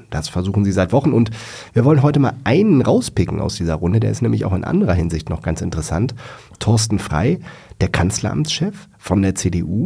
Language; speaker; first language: German; native; German